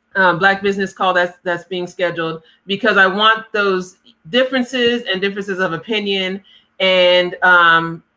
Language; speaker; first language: English; native; English